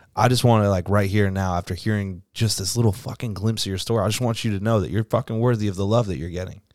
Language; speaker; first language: English; native; English